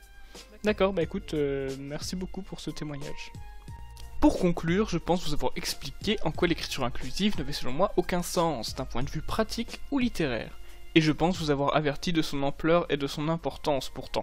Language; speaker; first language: French; native; French